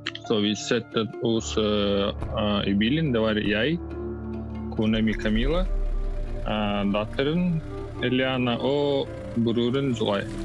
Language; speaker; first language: Norwegian; non-native, learner; Russian